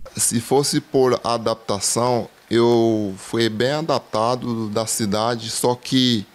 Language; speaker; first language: Portuguese; non-native, fluent; Haitian Creole